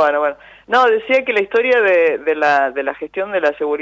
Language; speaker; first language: Spanish; native; Spanish